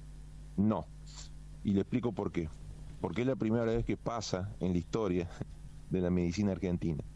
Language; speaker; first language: Spanish; native; Spanish